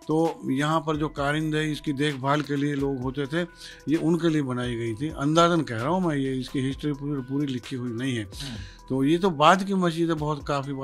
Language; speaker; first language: Hindi; native; Hindi